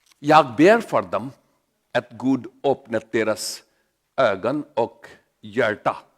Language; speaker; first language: Swedish; non-native, learner; Urdu